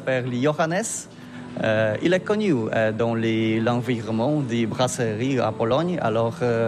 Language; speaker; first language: French; non-native, learner; Polish